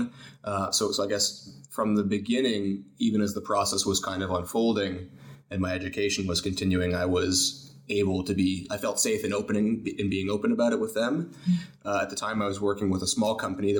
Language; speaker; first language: English; native; English